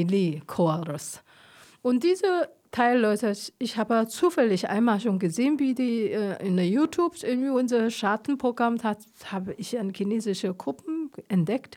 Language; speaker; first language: German; non-native, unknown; Chinese